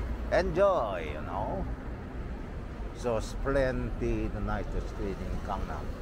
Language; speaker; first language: English; non-native, learner; Korean